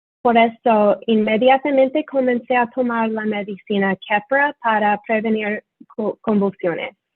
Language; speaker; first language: Spanish; non-native, fluent; English